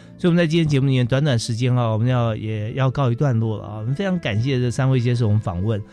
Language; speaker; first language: Chinese; native; Chinese